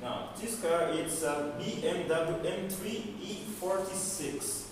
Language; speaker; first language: English; non-native, learner; Portuguese